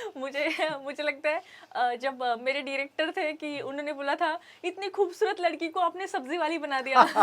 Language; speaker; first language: Hindi; non-native, local second language; Marathi